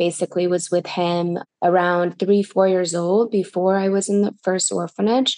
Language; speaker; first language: English; early bilingual, other home language; Russian